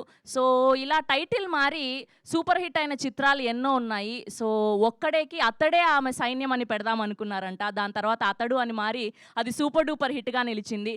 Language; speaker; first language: Telugu; native; Telugu